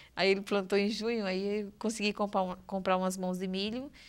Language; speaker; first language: Portuguese; native; Portuguese